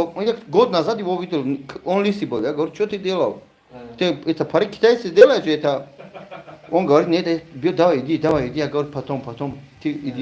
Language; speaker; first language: Russian; non-native, learner; Tajik